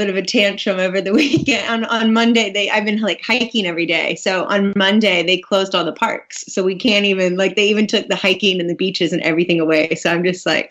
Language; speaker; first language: English; native; English